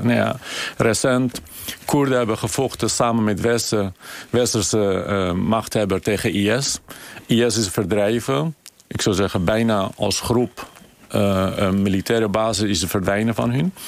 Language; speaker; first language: Dutch; non-native, fluent; Kurdish